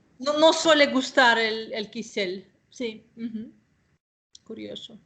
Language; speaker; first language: Spanish; non-native, fluent; Russian